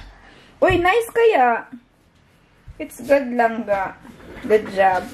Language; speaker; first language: English; non-native, learner; Filipino